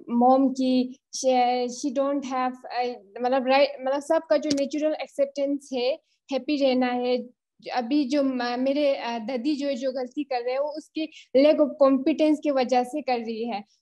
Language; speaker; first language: Hindi; native; Hindi